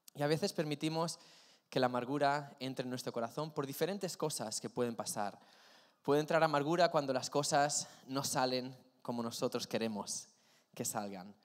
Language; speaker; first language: Spanish; native; Spanish